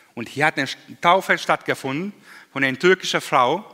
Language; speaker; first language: German; non-native, fluent; Hungarian